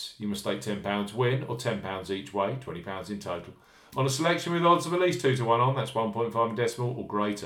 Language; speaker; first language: English; native; English